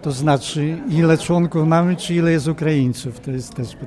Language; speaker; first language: Polish; non-native, local second language; Ukrainian